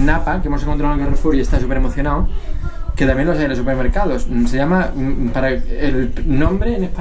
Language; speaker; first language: Spanish; native; Spanish